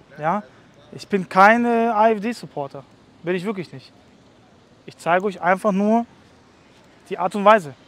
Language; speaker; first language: German; early bilingual, other home language; Russian